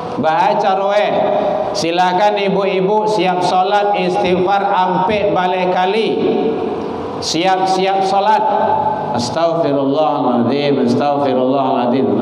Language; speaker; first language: Malay; non-native, local second language; Minangkabau